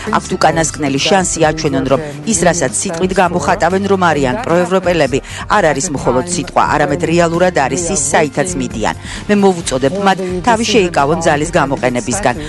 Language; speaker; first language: Georgian; early bilingual, heritage; Georgian